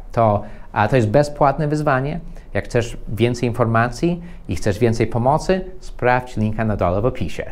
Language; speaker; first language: Polish; non-native, fluent; English